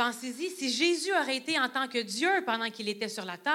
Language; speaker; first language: French; native; French